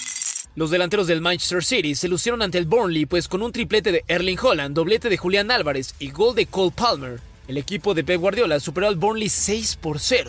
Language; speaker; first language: Spanish; native; Spanish